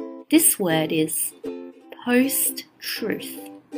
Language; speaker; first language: English; non-native, fluent; Chinese